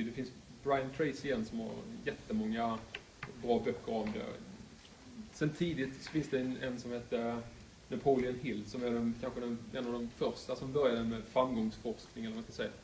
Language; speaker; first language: Swedish; native; Swedish